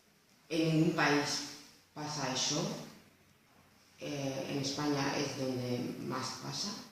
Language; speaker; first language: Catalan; non-native, local second language; Spanish